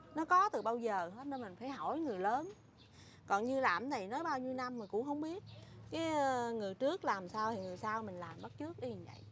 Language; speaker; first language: Vietnamese; native; Vietnamese